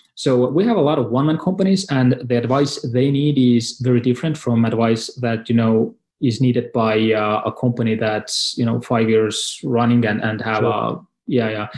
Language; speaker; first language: English; non-native, fluent; Estonian